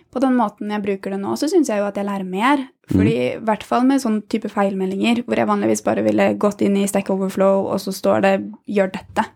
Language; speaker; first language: Norwegian; native; Norwegian